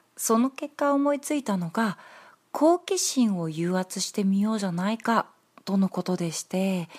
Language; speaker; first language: Japanese; non-native, fluent; Korean